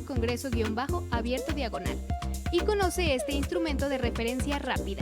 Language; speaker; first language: Spanish; native; Spanish